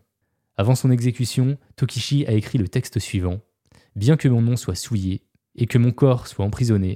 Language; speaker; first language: French; native; French